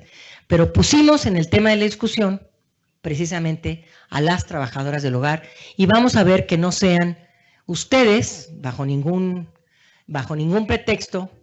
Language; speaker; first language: Spanish; native; Spanish